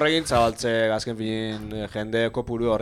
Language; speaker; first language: Basque; native; Basque